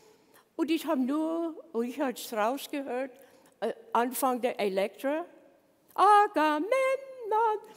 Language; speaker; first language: German; non-native, learner; English